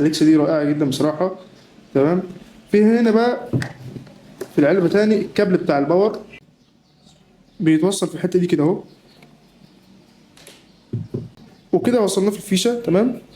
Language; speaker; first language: Arabic; native; Arabic